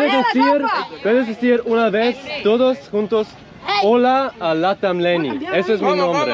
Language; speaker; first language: Spanish; non-native, learner; Swiss German